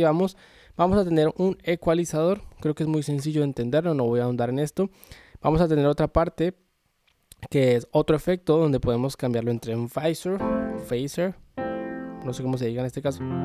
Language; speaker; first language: Spanish; native; Spanish